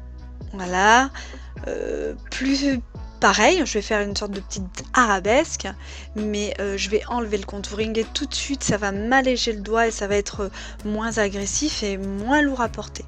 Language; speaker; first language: French; native; French